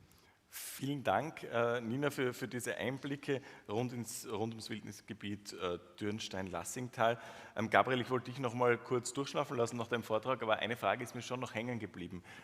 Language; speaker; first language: German; native; German